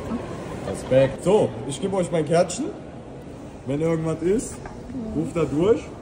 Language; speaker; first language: German; native; German